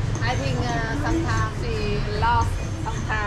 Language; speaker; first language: English; non-native, learner; Vietnamese